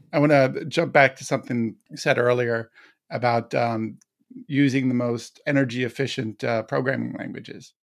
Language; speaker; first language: English; native; English